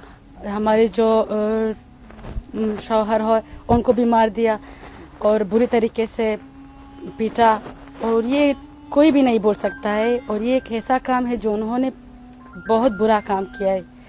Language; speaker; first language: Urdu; non-native, fluent; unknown